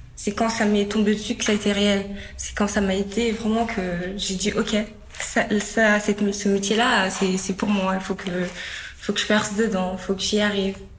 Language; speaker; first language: French; early bilingual, other home language; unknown